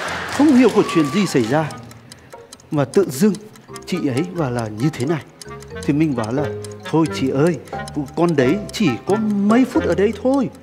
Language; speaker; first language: Vietnamese; non-native, fluent; Turkish